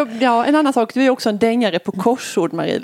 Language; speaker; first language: Swedish; native; Swedish